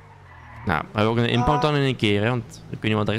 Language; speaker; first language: Dutch; native; Dutch